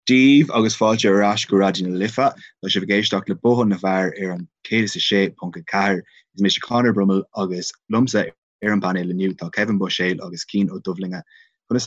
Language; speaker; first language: Irish; non-native, local second language; English